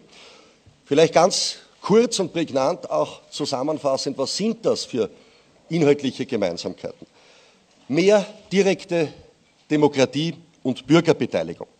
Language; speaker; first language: German; native; German